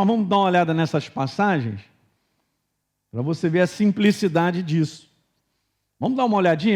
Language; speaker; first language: Portuguese; native; Portuguese